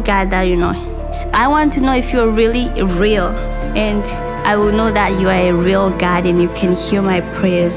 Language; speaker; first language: English; non-native, local second language; Rundi